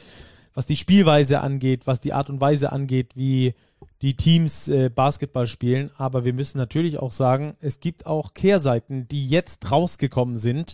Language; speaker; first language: German; native; German